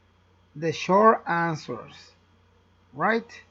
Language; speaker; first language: English; non-native, learner; Spanish